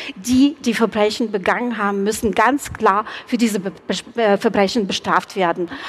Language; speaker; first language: German; non-native, fluent; Ukrainian